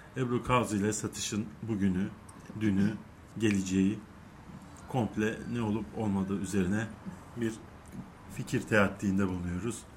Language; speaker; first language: Turkish; native; Turkish